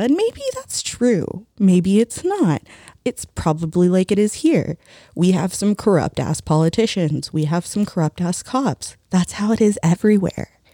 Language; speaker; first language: English; early bilingual, other home language; Spanish